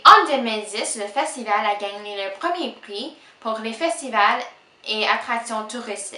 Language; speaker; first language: French; non-native, local second language; English